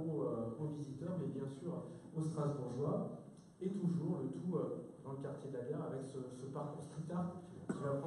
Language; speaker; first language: French; native; French